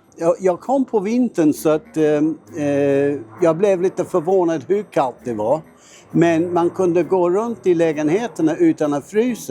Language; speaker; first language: Swedish; non-native, fluent; English